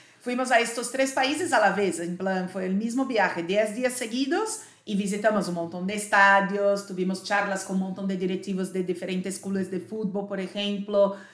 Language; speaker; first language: Spanish; non-native, fluent; Portuguese